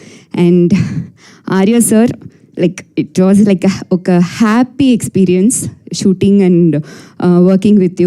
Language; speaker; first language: Telugu; non-native, learner; Tamil